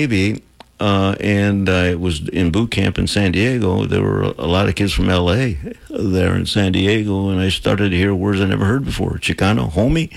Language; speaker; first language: English; non-native, local second language; Spanish